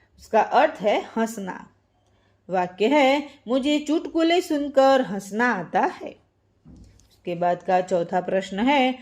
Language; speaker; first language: Hindi; non-native, local second language; Gujarati